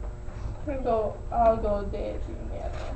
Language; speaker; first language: Spanish; non-native, learner; English